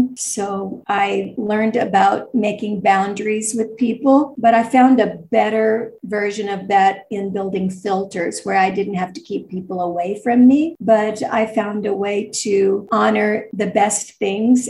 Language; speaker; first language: English; native; English